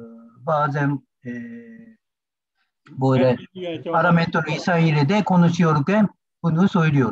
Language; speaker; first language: Turkish; non-native, learner; Japanese